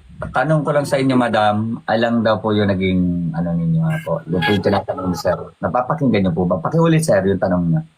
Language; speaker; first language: Filipino; native; Filipino